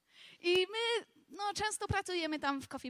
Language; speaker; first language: Polish; non-native, learner; English